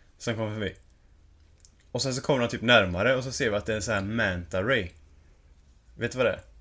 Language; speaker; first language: Swedish; early bilingual, other home language; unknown